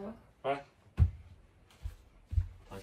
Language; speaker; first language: Chinese; native; Chinese